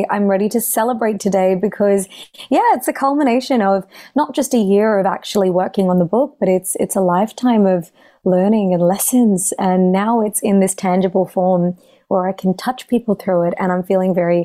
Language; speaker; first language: English; native; English